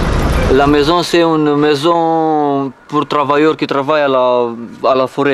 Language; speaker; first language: French; non-native, learner; Romanian